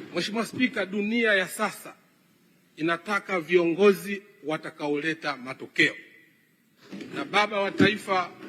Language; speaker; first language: Swahili; native; Swahili